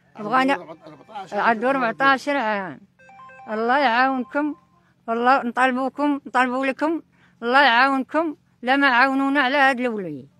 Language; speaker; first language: Arabic; native; Arabic